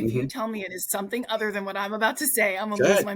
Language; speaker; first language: English; native; English